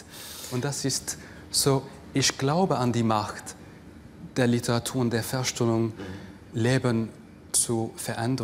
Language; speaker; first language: German; non-native, fluent; English